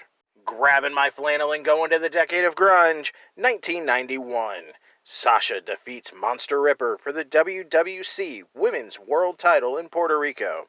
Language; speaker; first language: English; native; English